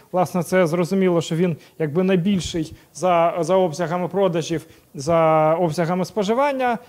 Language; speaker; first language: Ukrainian; non-native, local second language; Russian